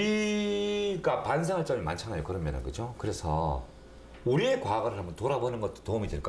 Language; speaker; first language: Korean; native; Korean